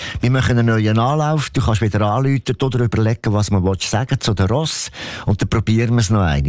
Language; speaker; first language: German; native; German